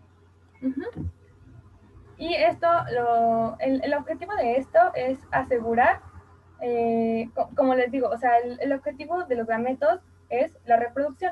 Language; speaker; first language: Spanish; native; Spanish